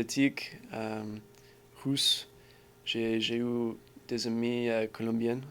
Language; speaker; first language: French; non-native, learner; English